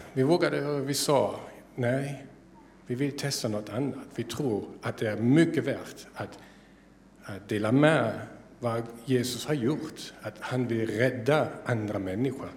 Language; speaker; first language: Swedish; non-native, fluent; German